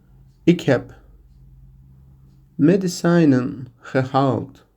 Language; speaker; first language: Dutch; non-native, learner; Turkish